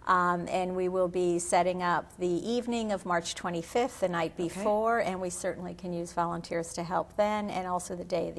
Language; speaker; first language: English; native; English